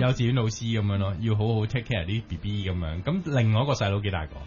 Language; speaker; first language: Cantonese; native; Cantonese